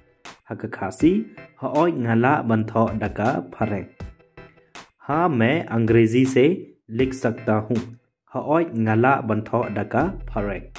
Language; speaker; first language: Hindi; non-native, local second language; Khasi